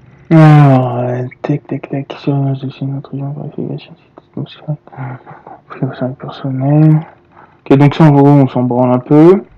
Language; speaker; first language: French; native; French